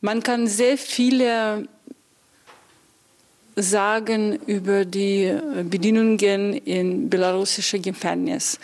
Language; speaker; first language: German; non-native, fluent; Russian